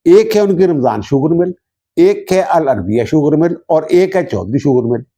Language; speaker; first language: Urdu; non-native, local second language; Punjabi